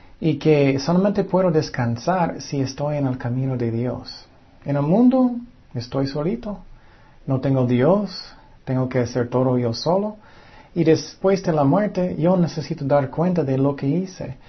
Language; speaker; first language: Spanish; non-native, fluent; English